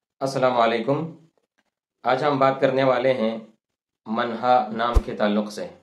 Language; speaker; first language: Urdu; non-native, local second language; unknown